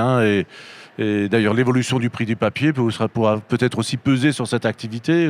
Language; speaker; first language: French; native; French